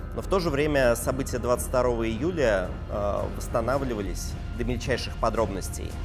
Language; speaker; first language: Russian; native; Russian